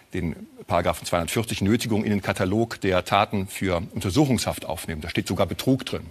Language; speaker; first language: German; native; German